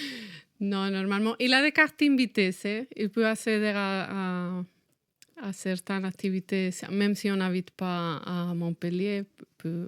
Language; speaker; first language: French; non-native, fluent; Spanish